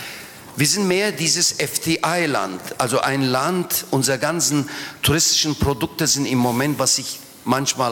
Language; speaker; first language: German; non-native, fluent; Turkish